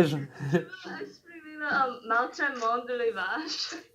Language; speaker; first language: French; non-native, learner; English